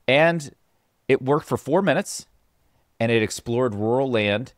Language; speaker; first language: English; native; English